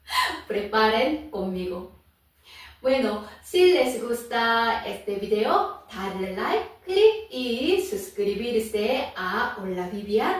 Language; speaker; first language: Spanish; non-native, fluent; Korean